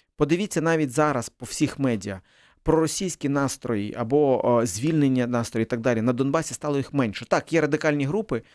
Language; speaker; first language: Ukrainian; early bilingual, other home language; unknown